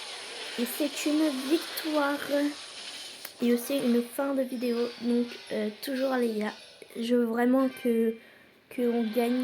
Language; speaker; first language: French; native; French